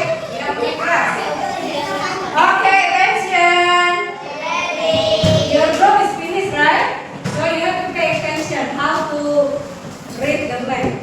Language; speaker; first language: English; non-native, learner; Indonesian